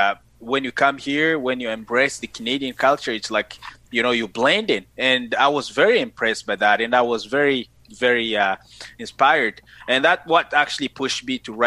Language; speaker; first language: English; non-native, fluent; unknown